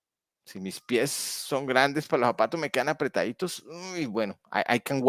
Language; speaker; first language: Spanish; native; Spanish